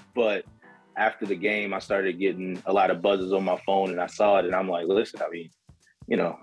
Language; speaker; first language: English; native; English